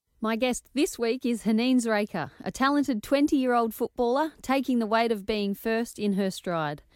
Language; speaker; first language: English; native; English